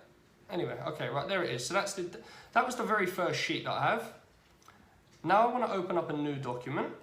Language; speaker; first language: English; native; English